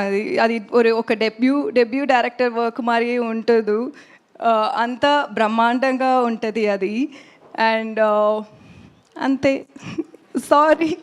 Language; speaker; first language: Telugu; non-native, learner; Tamil